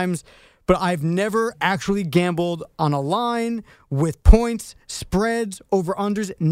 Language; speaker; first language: English; native; English